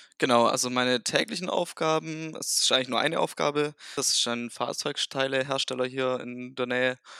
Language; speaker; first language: German; native; German